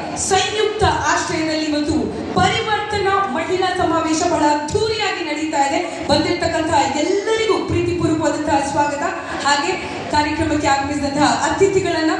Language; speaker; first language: Kannada; native; Kannada